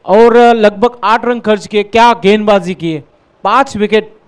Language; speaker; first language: Hindi; non-native, local second language; Marathi